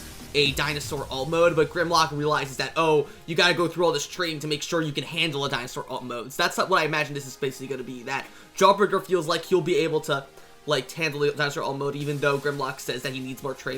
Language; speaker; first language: English; native; English